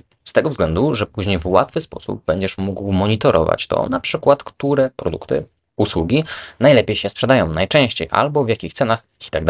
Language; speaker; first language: Polish; native; Polish